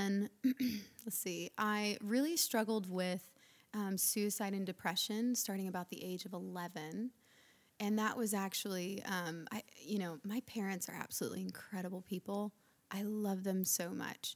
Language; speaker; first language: English; native; English